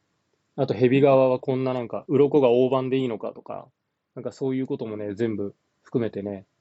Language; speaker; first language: Japanese; native; Japanese